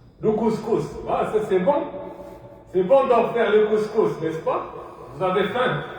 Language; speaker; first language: French; non-native, local second language; Arabic